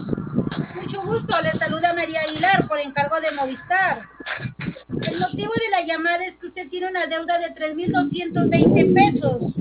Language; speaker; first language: Spanish; native; Spanish